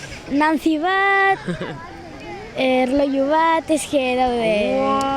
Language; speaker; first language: Basque; non-native, local second language; Spanish